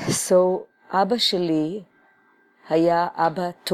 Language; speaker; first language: Hebrew; non-native, learner; English